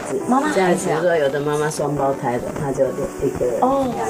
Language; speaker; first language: Chinese; native; Chinese